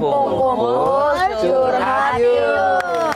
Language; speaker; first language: Indonesian; native; Indonesian